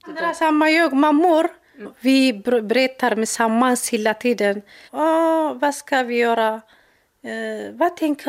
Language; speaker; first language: Swedish; non-native, learner; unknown